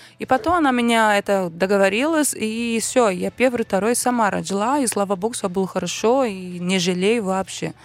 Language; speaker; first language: Russian; non-native, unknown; Portuguese